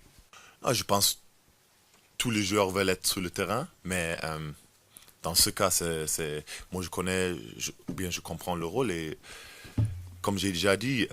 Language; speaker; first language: French; non-native, fluent; German